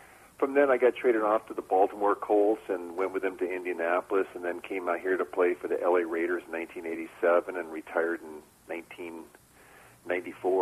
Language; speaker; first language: English; native; English